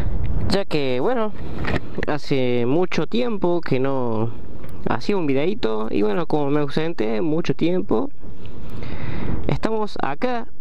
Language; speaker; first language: Spanish; native; Spanish